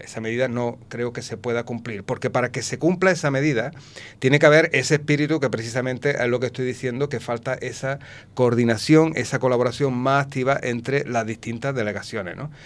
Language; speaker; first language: Spanish; native; Spanish